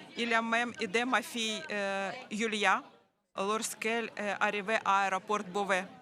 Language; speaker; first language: French; non-native, learner; Ukrainian